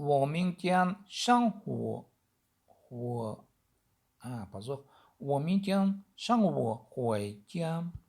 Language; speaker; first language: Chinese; non-native, learner; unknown